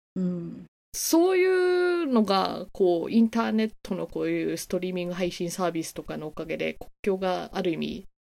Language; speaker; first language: Japanese; native; Japanese